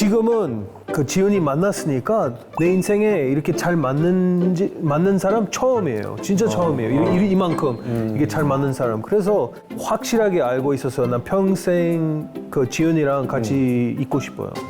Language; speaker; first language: Korean; non-native, fluent; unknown